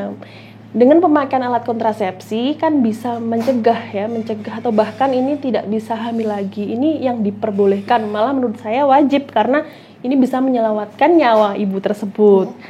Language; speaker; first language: Indonesian; native; Indonesian